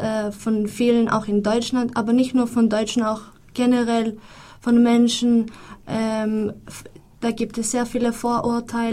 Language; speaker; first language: German; non-native, fluent; Greek